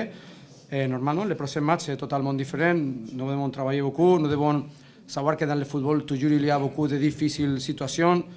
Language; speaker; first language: French; non-native, learner; Spanish